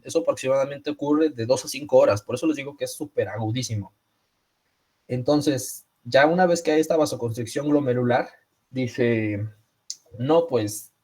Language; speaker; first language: Spanish; native; Spanish